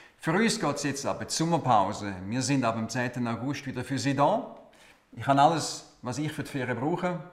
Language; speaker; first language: German; native; German